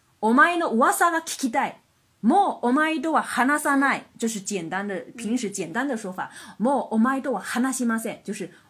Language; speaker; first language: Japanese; non-native, fluent; Chinese